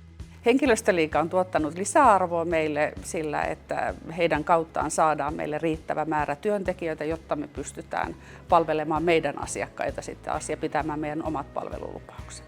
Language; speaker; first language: Finnish; native; Finnish